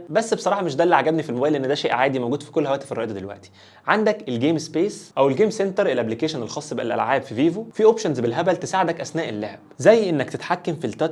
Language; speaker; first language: Arabic; native; Arabic